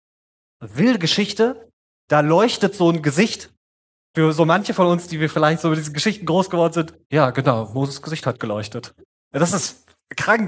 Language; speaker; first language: German; native; German